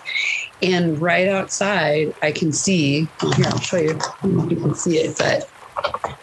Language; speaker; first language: English; native; English